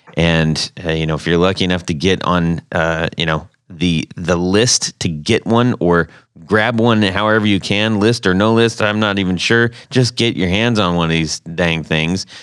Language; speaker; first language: English; native; English